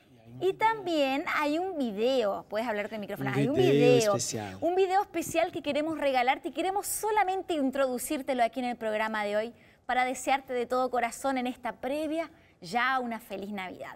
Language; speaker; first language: Spanish; native; Spanish